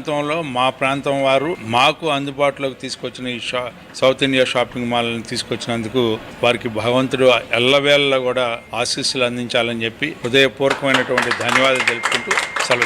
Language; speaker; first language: Telugu; native; Telugu